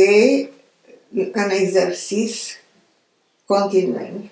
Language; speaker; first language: French; non-native, fluent; Romanian